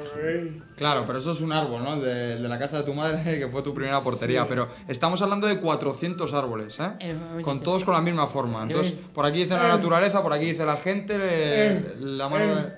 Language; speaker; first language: Spanish; native; Spanish